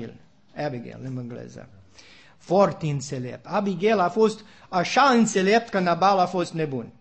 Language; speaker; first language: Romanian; non-native, learner; English